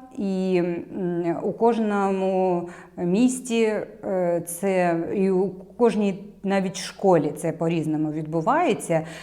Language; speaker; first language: Ukrainian; non-native, local second language; Russian